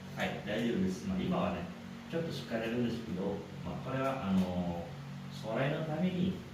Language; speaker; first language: Japanese; non-native, learner; Indonesian